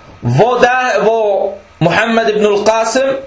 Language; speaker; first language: Danish; early bilingual, other home language; Arabic